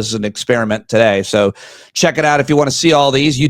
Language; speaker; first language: English; native; English